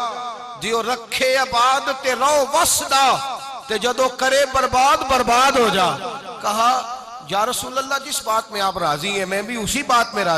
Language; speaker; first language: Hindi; non-native, local second language; Punjabi